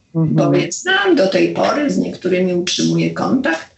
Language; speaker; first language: Polish; native; Polish